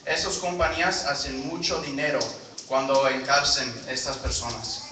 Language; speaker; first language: Spanish; early bilingual, heritage; English